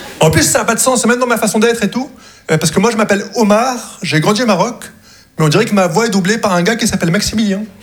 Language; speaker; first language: French; non-native, local second language; Arabic